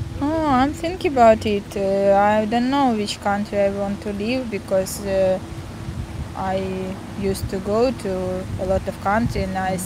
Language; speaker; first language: English; non-native, learner; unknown